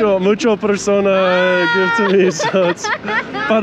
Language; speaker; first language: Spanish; non-native, learner; English